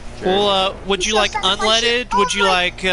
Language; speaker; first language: English; native; English